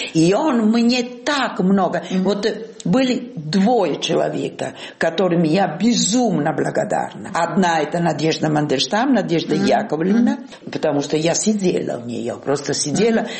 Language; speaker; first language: Russian; non-native, fluent; Italian